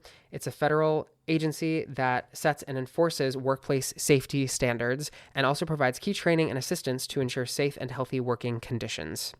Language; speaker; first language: English; native; English